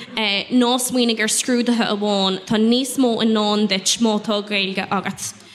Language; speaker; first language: Irish; non-native, local second language; English